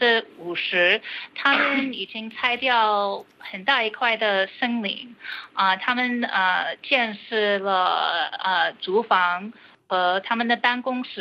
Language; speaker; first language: Chinese; early bilingual, heritage; Chinese